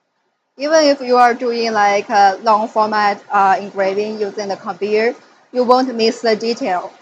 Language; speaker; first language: English; non-native, fluent; Chinese